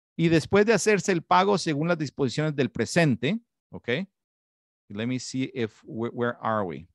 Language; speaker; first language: English; non-native, fluent; Spanish